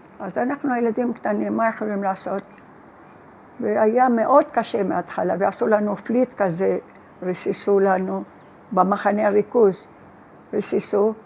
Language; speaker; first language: Hebrew; non-native, fluent; Arabic